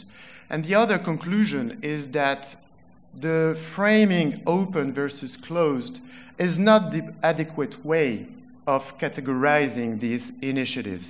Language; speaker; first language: English; non-native, fluent; French